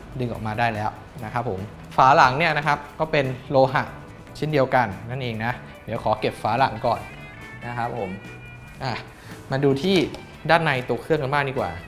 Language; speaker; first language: Thai; native; Thai